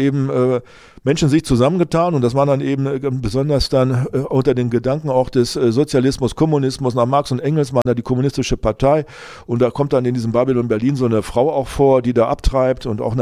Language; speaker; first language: German; native; German